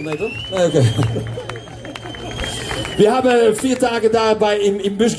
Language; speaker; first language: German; non-native, learner; Dutch